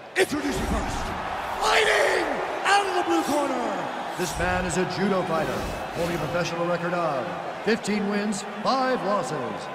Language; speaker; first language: English; native; English